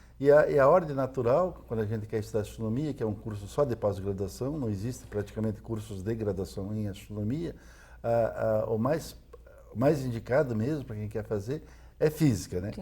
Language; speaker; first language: Portuguese; native; Portuguese